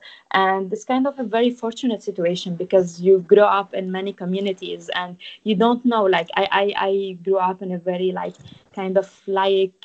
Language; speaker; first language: English; non-native, fluent; Arabic